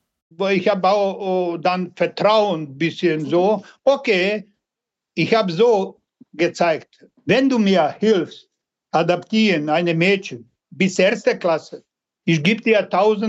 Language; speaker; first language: German; non-native, learner; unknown